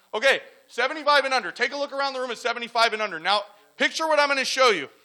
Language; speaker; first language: English; native; English